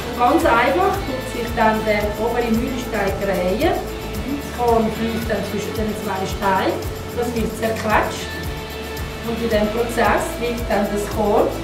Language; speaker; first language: German; non-native, local second language; Italian